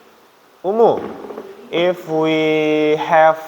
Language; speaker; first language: English; non-native, fluent; Indonesian